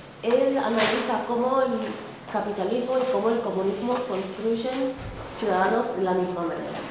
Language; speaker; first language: Spanish; non-native, fluent; English